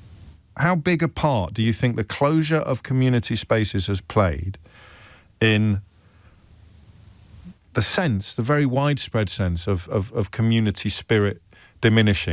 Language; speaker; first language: English; native; English